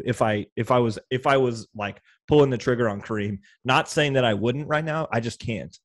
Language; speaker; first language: English; native; English